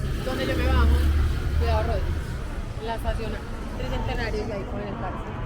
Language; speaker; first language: Spanish; native; Spanish